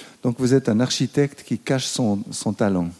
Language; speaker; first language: French; native; French